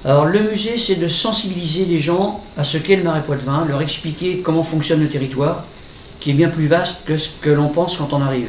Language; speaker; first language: French; native; French